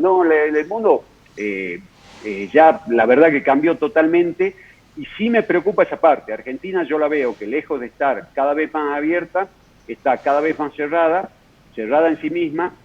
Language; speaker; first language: Spanish; native; Spanish